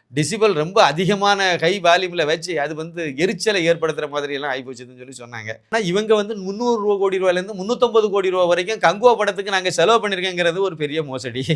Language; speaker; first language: Tamil; native; Tamil